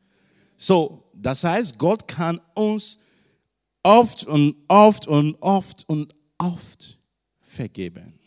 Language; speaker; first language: German; non-native, learner; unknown